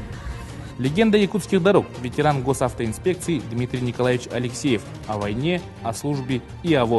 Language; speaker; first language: Russian; native; Russian